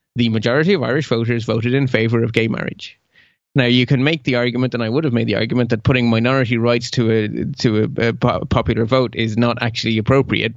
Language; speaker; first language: English; early bilingual, other home language; Dutch